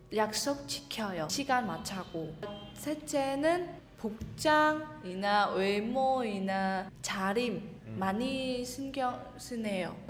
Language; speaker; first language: Korean; non-native, learner; Vietnamese